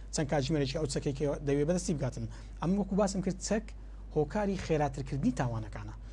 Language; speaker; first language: Central Kurdish; native; Central Kurdish